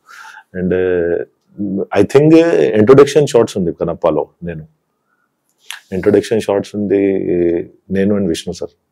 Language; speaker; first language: Telugu; non-native, local second language; Hindi